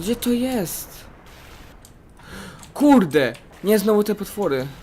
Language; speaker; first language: Polish; native; Polish